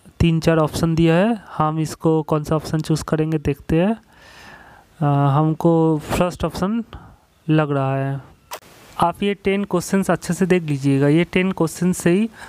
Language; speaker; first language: Hindi; non-native, local second language; Bangla